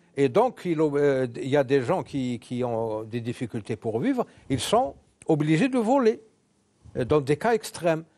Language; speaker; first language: French; non-native, local second language; Arabic